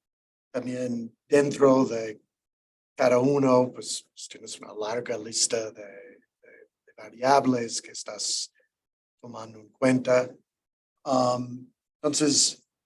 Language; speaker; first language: Spanish; non-native, fluent; English